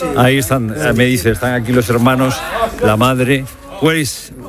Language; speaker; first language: Spanish; native; Spanish